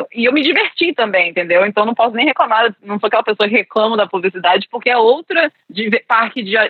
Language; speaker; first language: Portuguese; early bilingual, other home language; English